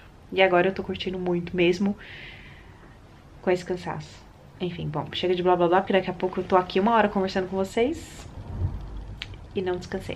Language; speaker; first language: Portuguese; early bilingual, heritage; Portuguese